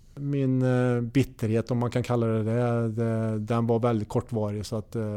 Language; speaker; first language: Swedish; native; Swedish